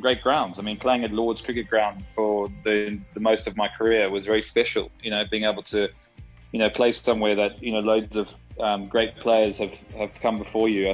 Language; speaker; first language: English; native; English